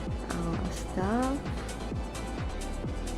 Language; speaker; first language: English; non-native, learner; Russian